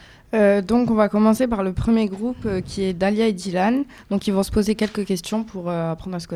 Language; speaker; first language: French; native; French